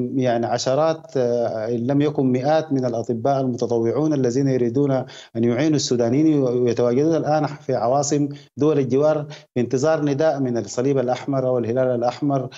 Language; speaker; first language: Arabic; native; Arabic